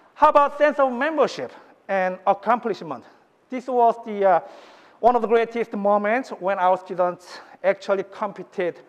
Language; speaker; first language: English; non-native, fluent; Korean